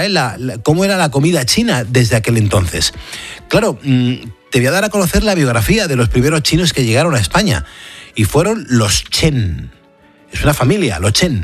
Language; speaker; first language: Spanish; native; Spanish